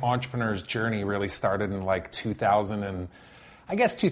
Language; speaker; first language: English; native; English